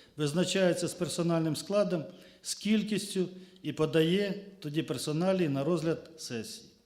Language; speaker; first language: Ukrainian; native; Ukrainian